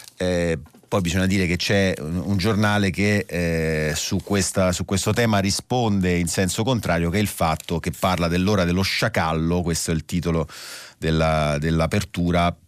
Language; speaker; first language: Italian; native; Italian